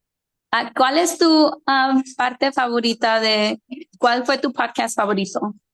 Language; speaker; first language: Spanish; early bilingual, heritage; Spanish